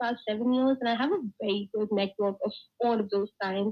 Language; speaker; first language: English; non-native, local second language; Hindi